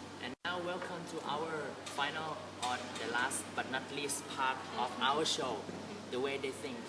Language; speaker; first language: English; non-native, learner; Thai